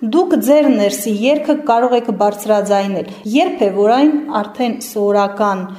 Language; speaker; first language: Armenian; native; Armenian